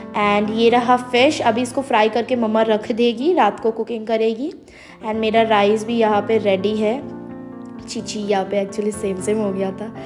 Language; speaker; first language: Hindi; non-native, local second language; Bangla